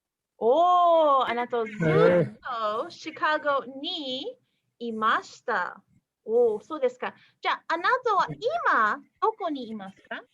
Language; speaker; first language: Japanese; non-native, fluent; English